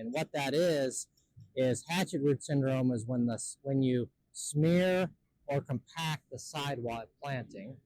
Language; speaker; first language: English; native; English